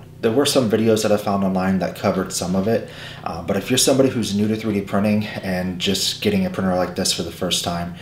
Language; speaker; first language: English; native; English